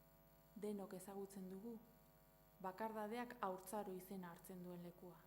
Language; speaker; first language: Basque; native; Basque